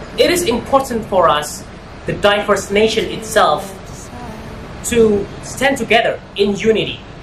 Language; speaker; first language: English; non-native, learner; Indonesian